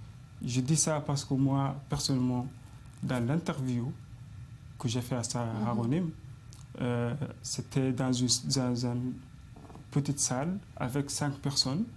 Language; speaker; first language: French; non-native, fluent; Arabic